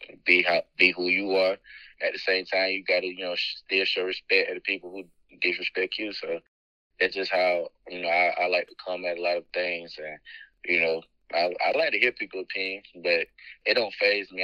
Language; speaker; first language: English; native; English